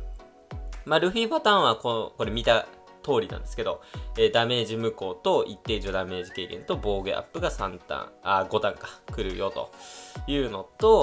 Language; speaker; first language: Japanese; native; Japanese